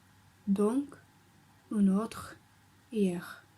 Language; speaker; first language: French; non-native, learner; Slovenian